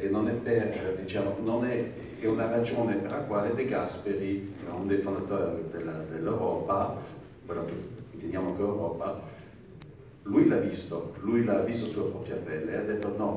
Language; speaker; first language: Italian; non-native, fluent; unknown